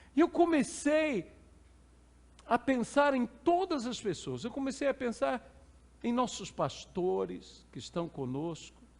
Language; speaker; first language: Portuguese; native; Portuguese